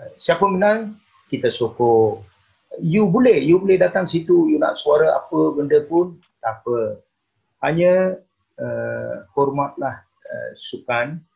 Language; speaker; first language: Malay; non-native, local second language; Tamil